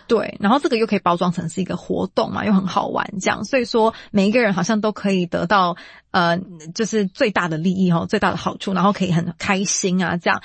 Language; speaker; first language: Chinese; native; Chinese